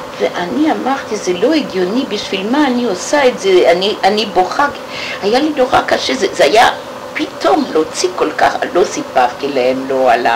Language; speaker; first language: Hebrew; non-native, fluent; French